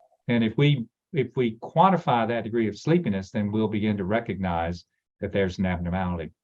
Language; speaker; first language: English; native; English